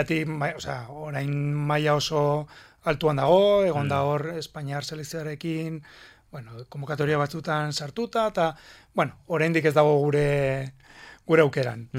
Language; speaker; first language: Basque; non-native, local second language; Spanish